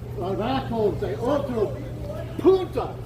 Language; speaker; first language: Spanish; non-native, learner; English